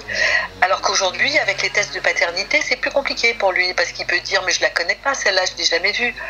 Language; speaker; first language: French; native; French